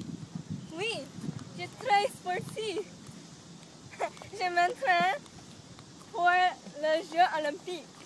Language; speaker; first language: French; non-native, learner; English